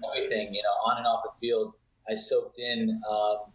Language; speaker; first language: English; early bilingual, other home language; Italian